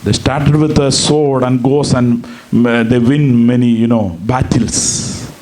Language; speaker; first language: English; non-native, local second language; Malayalam